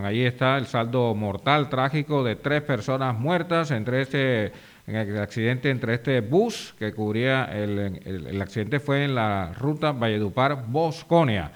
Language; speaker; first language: Spanish; native; Spanish